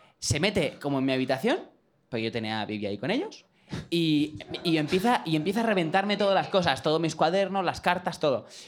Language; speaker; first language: Spanish; native; Spanish